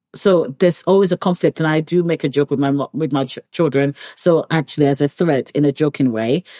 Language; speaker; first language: English; early bilingual, other home language; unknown